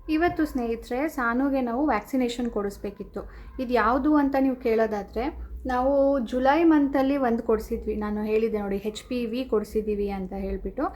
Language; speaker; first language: Kannada; non-native, local second language; Marathi